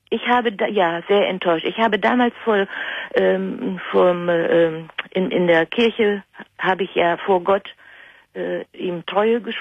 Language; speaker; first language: German; native; German